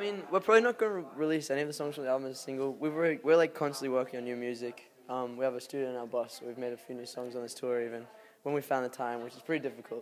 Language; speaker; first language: English; native; English